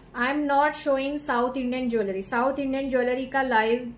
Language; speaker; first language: Hindi; non-native, local second language; Marathi